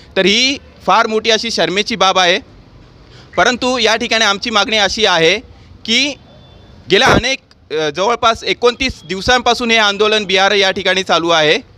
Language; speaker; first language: Marathi; native; Marathi